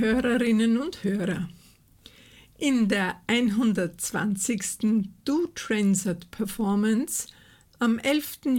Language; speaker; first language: German; native; German